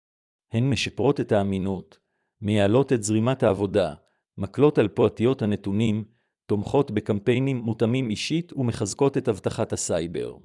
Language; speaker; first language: Hebrew; native; Hebrew